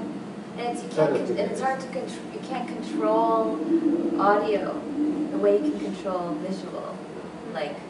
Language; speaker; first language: English; non-native, learner; Chinese